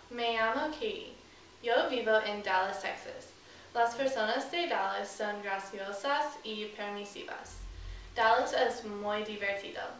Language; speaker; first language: Spanish; non-native, learner; English